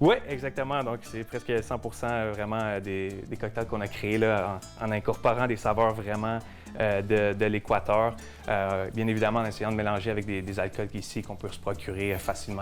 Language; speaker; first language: French; native; French